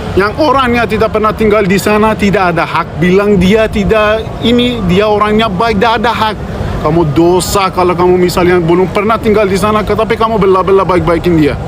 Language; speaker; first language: Indonesian; non-native, fluent; Persian